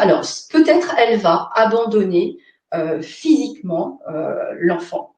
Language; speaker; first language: French; native; French